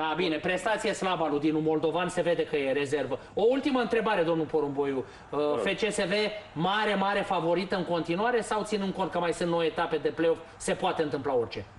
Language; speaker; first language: Romanian; native; Romanian